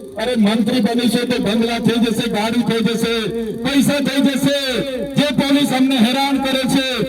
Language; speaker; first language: Gujarati; non-native, local second language; Vasavi